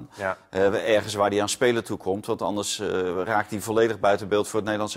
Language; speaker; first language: Dutch; native; Dutch